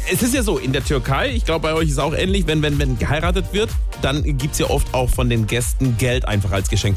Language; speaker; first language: German; native; German